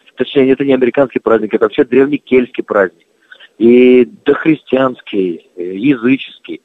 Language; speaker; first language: Russian; native; Russian